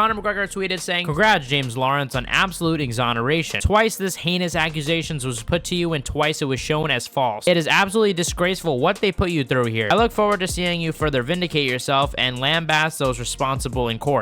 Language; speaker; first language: English; native; English